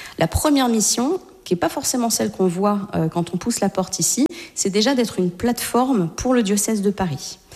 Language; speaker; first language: French; native; French